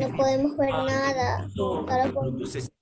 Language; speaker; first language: Spanish; native; Spanish